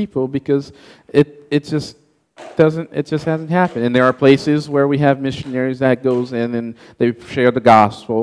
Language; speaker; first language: English; non-native, fluent; Haitian Creole